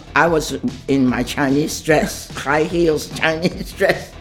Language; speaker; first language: English; non-native, fluent; Chinese